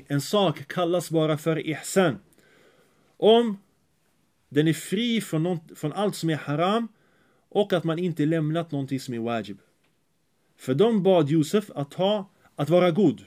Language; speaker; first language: Swedish; early bilingual, other home language; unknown